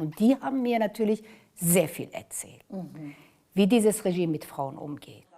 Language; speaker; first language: German; non-native, fluent; Persian